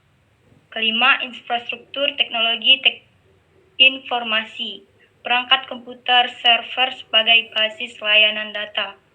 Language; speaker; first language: Indonesian; native; Indonesian